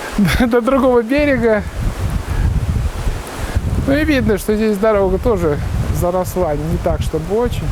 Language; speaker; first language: Russian; native; Russian